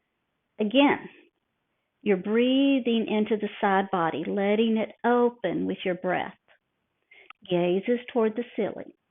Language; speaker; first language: English; native; English